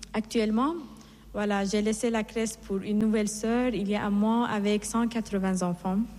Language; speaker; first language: French; non-native, fluent; Persian